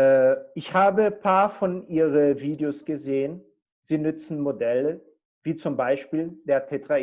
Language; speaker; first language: German; non-native, fluent; Portuguese